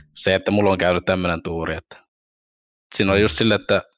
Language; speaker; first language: Finnish; early bilingual, other home language; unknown